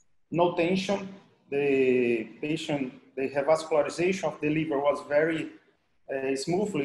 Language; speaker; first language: English; non-native, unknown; Portuguese